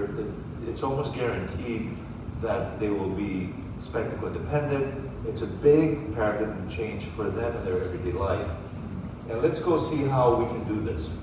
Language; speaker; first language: English; non-native, fluent; Greek